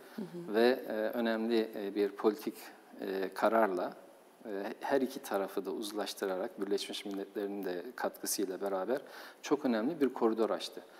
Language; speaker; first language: Turkish; native; Turkish